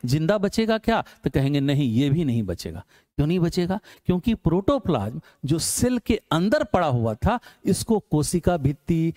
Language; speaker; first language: Hindi; native; Hindi